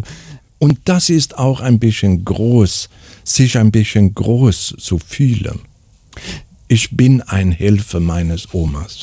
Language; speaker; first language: German; non-native, learner; Swedish